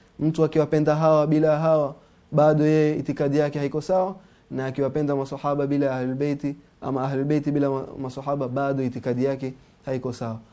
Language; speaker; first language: Swahili; native; Swahili